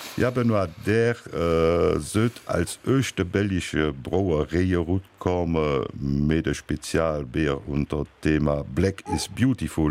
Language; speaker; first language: German; native; German